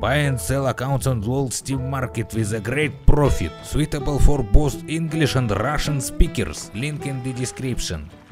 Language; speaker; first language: English; non-native, learner; Russian